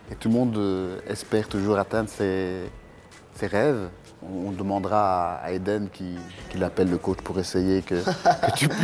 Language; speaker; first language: French; native; French